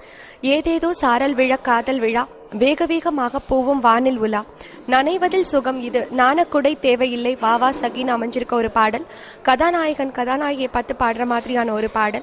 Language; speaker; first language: Tamil; native; Tamil